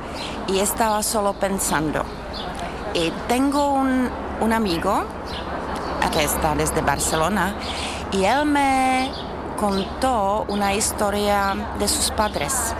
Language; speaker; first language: Spanish; non-native, learner; Czech